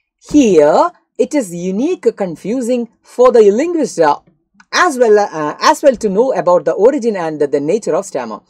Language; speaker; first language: English; non-native, local second language; Malayalam